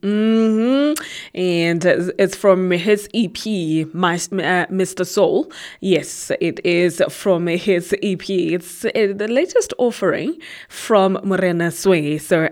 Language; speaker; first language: English; non-native, local second language; Southern Sotho